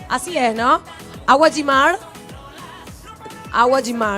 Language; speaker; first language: Spanish; native; Spanish